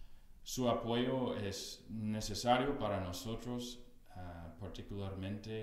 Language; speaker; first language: Spanish; non-native, fluent; English